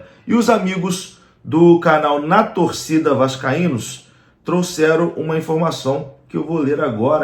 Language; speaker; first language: Portuguese; native; Portuguese